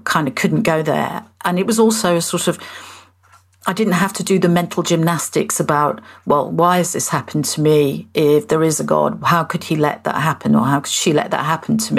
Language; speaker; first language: English; native; English